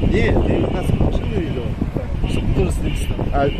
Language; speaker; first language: Russian; native; Russian